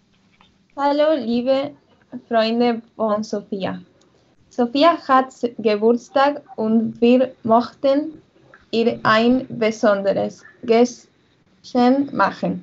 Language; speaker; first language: German; non-native, learner; Spanish